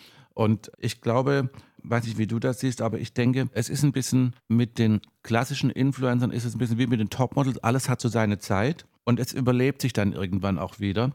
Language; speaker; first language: German; native; German